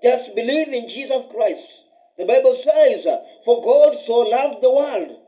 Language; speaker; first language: English; non-native, local second language; Swahili